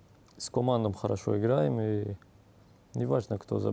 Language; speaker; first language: Russian; non-native, learner; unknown